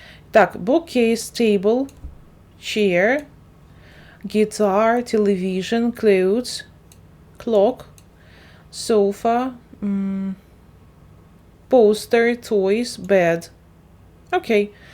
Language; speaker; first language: English; non-native, fluent; Ukrainian